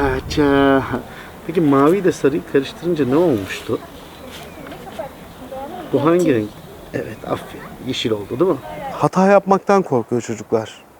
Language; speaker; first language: Turkish; native; Turkish